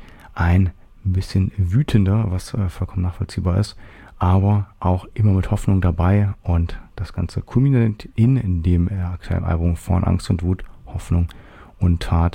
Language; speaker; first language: German; native; German